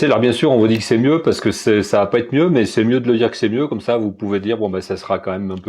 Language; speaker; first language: French; native; French